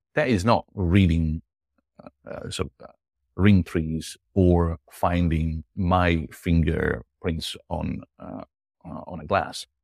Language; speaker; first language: English; non-native, fluent; Italian